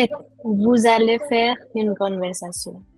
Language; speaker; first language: French; non-native, fluent; Hindi